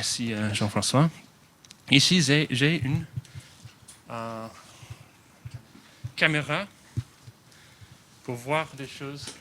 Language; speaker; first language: French; non-native, fluent; English